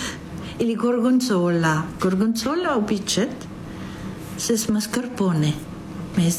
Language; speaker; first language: Bulgarian; non-native, fluent; Italian